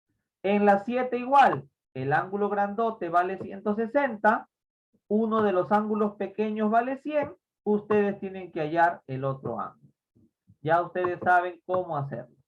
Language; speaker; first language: Spanish; native; Spanish